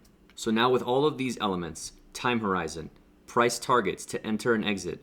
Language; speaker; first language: English; native; English